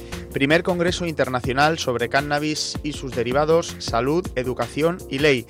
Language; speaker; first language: Spanish; native; Spanish